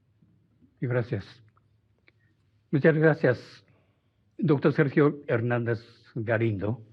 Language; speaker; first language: Spanish; non-native, fluent; Japanese